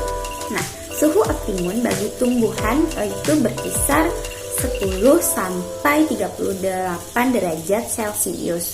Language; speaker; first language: Indonesian; non-native, local second language; Banjar